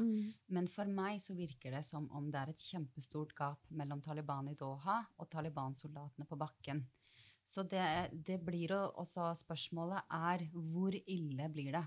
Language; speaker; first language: Norwegian; early bilingual, other home language; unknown